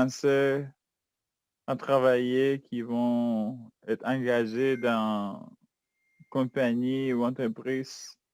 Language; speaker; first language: French; non-native, fluent; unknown